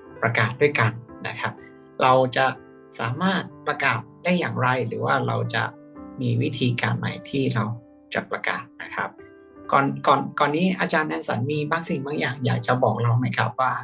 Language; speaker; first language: Thai; native; Thai